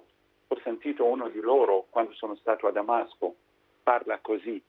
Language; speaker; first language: Italian; non-native, fluent; Arabic